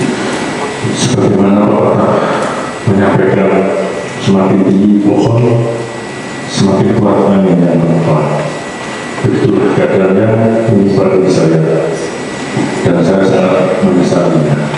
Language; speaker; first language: Indonesian; non-native, local second language; Javanese